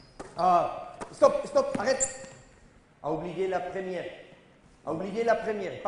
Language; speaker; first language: French; non-native, learner; Spanish